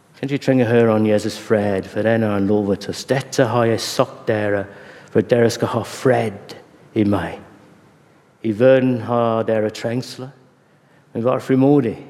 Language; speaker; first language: Norwegian; non-native, fluent; English